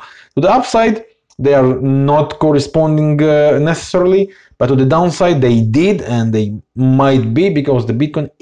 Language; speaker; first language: English; non-native, fluent; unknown